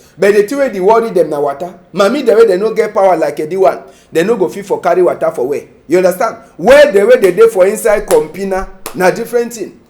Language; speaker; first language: Nigerian Pidgin; native; Nigerian Pidgin